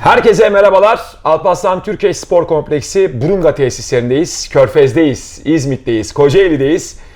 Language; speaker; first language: Turkish; native; Turkish